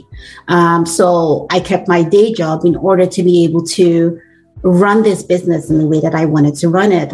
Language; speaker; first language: English; non-native, local second language; Bini